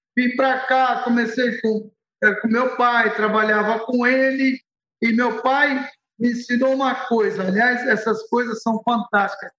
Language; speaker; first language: Portuguese; early bilingual, other home language; Arabic